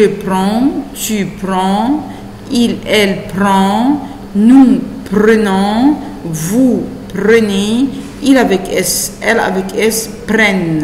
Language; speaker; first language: French; non-native, fluent; Arabic